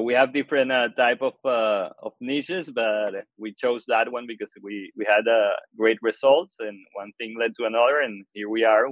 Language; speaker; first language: English; non-native, fluent; Spanish